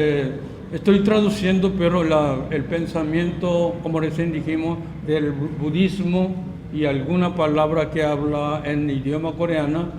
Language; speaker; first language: Spanish; non-native, fluent; Korean